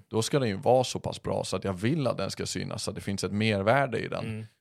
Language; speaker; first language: Swedish; early bilingual, other home language; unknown